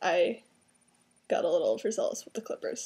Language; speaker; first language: English; native; English